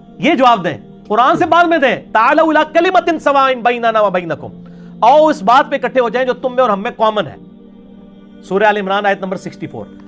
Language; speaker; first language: Urdu; non-native, local second language; Punjabi